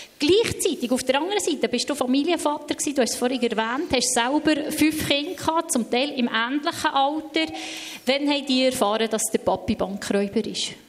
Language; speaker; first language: German; native; German